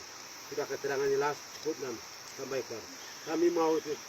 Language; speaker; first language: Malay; non-native, local second language; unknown